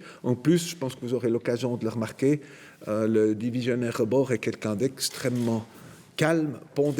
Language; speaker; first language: French; native; French